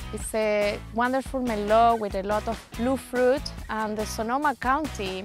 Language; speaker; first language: English; non-native, fluent; Spanish